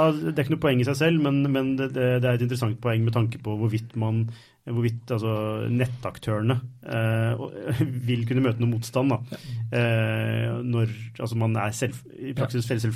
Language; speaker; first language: Norwegian; native; Norwegian